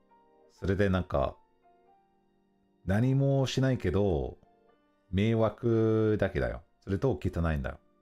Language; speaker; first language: Japanese; non-native, learner; English